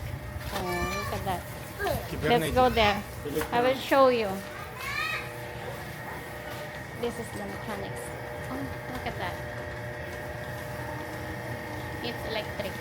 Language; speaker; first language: English; non-native, local second language; Filipino